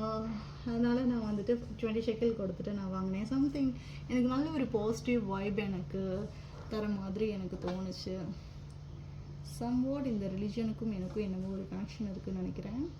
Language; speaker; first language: Tamil; non-native, local second language; Malayalam